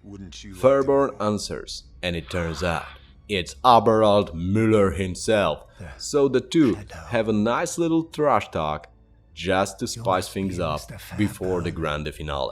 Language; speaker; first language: English; non-native, fluent; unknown